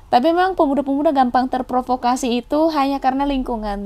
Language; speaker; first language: Indonesian; native; Indonesian